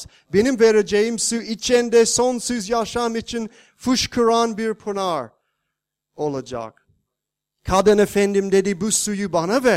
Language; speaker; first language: Turkish; non-native, fluent; English